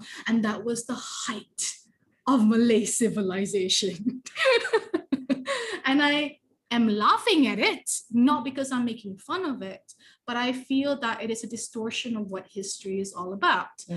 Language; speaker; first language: English; native; English